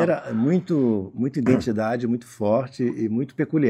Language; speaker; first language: Portuguese; native; Portuguese